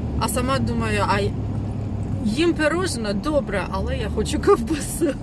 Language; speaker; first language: Ukrainian; non-native, local second language; Russian